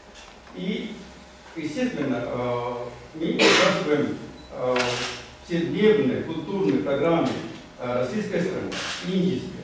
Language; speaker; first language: Russian; non-native, learner; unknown